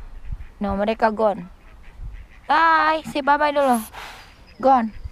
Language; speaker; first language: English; non-native, learner; Indonesian